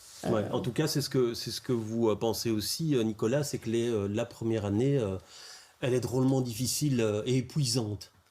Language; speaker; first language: French; native; French